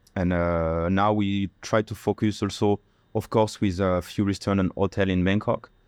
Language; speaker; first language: English; non-native, fluent; French